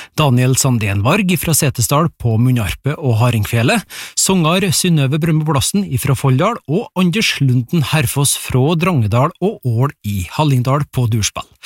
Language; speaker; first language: Norwegian; native; Norwegian